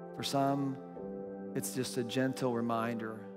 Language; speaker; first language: English; native; English